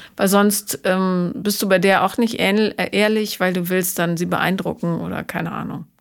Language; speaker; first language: German; native; German